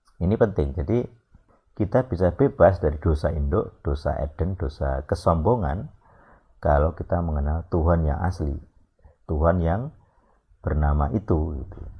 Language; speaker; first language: Indonesian; native; Indonesian